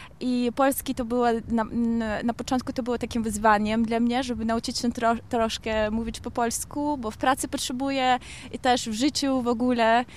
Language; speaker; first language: Polish; non-native, learner; Kazakh